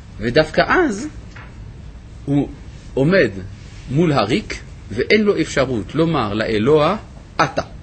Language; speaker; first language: Hebrew; non-native, fluent; French